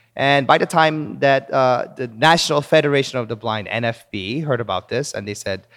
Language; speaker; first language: English; early bilingual, other home language; Korean